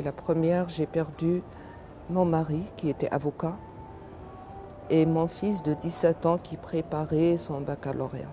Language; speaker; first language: French; non-native, local second language; Arabic